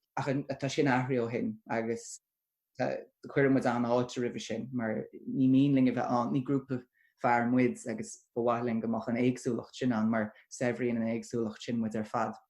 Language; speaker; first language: Irish; non-native, local second language; English